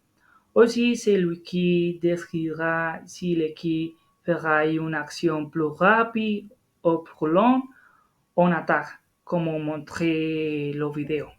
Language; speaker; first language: French; non-native, learner; Spanish